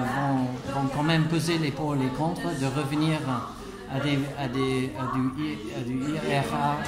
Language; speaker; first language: French; non-native, fluent; English